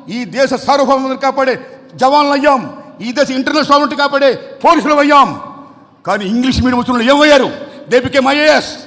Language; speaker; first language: Telugu; native; Telugu